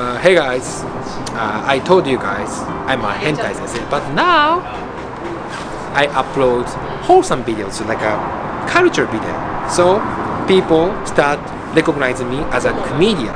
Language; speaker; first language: English; non-native, fluent; Japanese